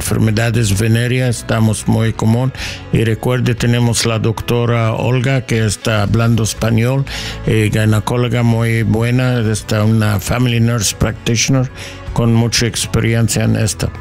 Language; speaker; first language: Spanish; non-native, learner; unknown